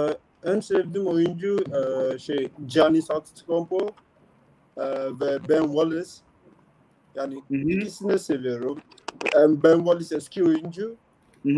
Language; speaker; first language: Turkish; non-native, learner; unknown